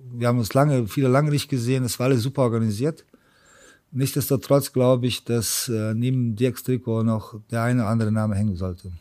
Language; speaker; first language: German; early bilingual, other home language; Serbian